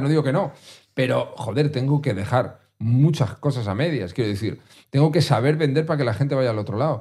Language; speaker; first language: Spanish; native; Spanish